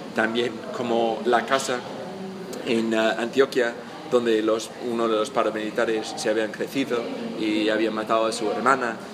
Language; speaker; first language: Spanish; non-native, fluent; English